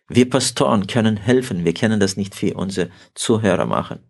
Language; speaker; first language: German; early bilingual, heritage; Russian